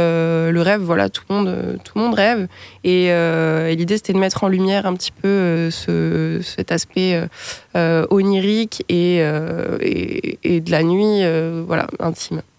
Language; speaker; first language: French; native; French